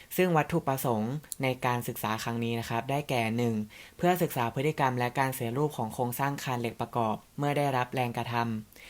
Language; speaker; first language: Thai; native; Thai